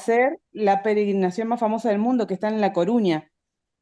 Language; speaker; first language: Spanish; native; Spanish